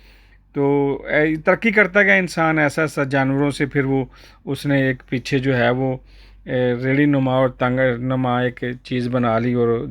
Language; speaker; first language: Urdu; native; Urdu